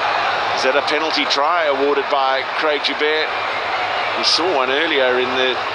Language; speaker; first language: English; native; English